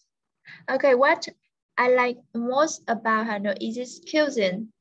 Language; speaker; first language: English; non-native, fluent; Vietnamese